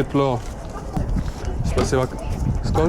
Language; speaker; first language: Russian; non-native, learner; Arabic